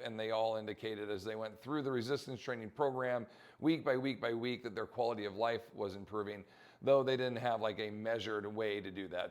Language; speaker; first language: English; native; English